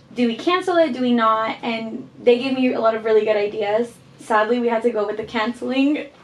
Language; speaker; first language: English; early bilingual, heritage; Spanish